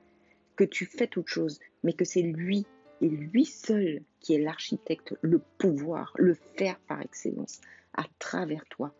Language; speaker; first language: French; native; French